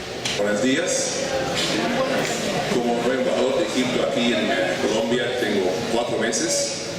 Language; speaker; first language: Spanish; non-native, fluent; Arabic